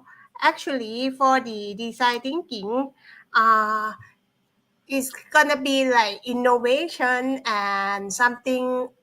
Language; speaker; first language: English; non-native, learner; Thai